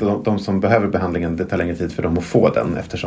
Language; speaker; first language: Swedish; native; Swedish